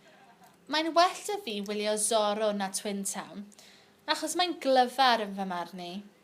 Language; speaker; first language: Welsh; non-native, local second language; English